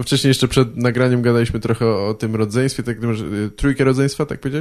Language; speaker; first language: Polish; native; Polish